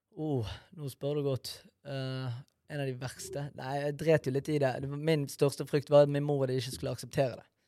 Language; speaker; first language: Norwegian; early bilingual, other home language; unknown